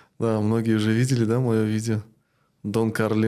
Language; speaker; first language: Russian; non-native, local second language; Tajik